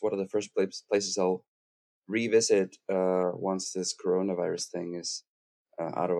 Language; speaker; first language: English; non-native, fluent; Icelandic